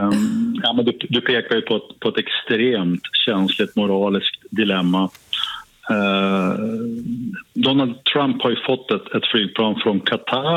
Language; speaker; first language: Swedish; native; Swedish